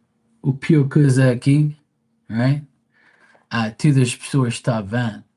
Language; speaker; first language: Portuguese; early bilingual, heritage; Portuguese